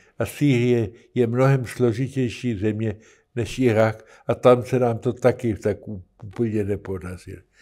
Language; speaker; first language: Czech; native; Czech